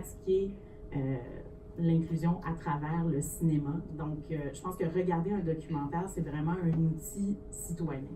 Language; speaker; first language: French; native; French